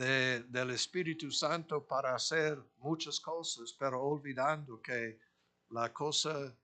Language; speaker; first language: Spanish; non-native, fluent; English